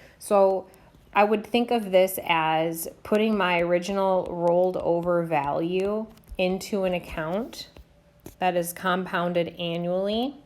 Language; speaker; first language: English; native; English